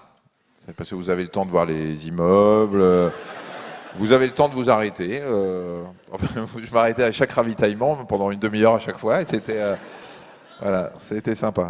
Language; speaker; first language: French; native; French